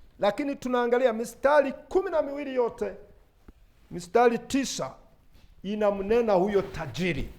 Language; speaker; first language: Swahili; non-native, local second language; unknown